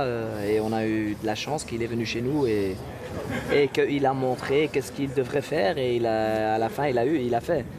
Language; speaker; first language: French; non-native, local second language; Dutch